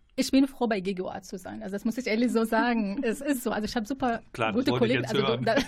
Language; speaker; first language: German; non-native, fluent; Arabic